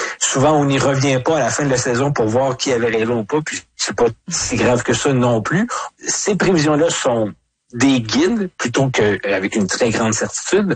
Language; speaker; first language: French; native; French